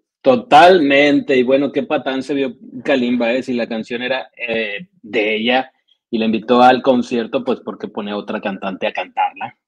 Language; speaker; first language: Spanish; native; Spanish